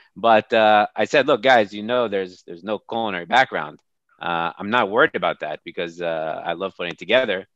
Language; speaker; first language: English; native; English